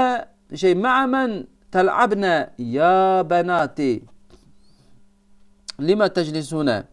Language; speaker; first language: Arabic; non-native, fluent; Turkish